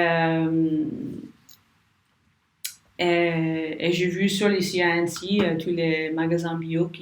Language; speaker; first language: French; non-native, learner; English